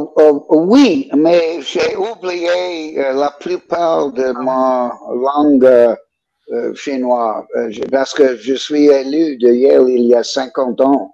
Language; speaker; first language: French; non-native, learner; English